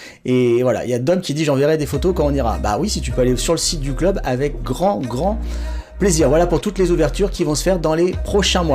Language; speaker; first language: French; native; French